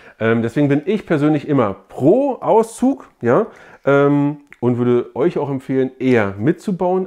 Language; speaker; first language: German; native; German